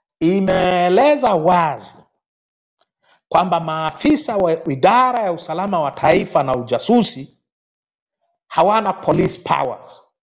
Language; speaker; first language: Swahili; non-native, local second language; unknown